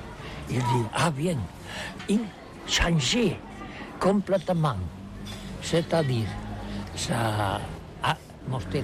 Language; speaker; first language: French; non-native, learner; Catalan